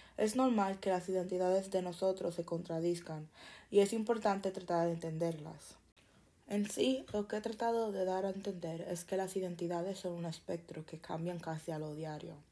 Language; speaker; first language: Spanish; early bilingual, heritage; Spanish